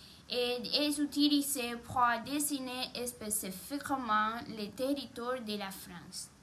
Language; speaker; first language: French; non-native, learner; Spanish